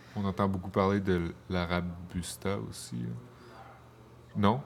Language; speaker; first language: French; native; French